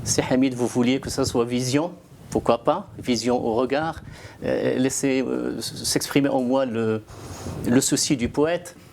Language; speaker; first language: French; non-native, local second language; Arabic